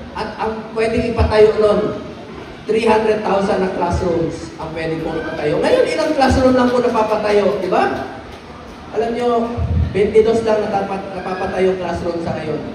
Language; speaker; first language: Filipino; non-native, local second language; Cebuano